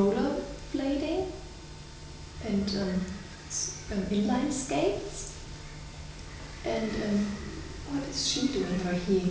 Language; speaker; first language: English; non-native, fluent; German